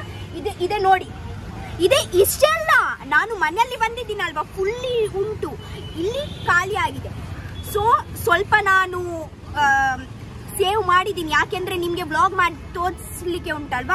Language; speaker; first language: Kannada; non-native, local second language; Tulu